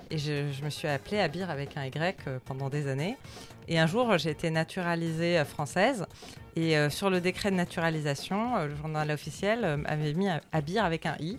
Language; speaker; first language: French; early bilingual, other home language; Arabic